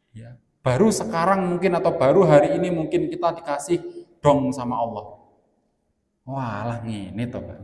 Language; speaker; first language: Indonesian; non-native, local second language; Javanese